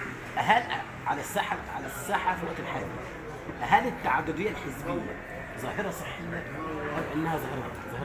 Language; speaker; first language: Arabic; native; Arabic